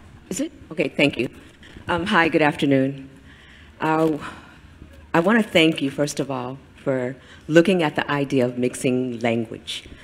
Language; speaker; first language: English; native; English